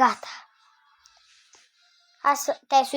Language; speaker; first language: Romanian; native; Romanian